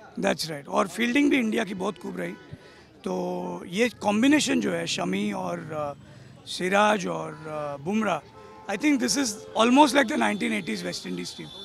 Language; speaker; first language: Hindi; native; Hindi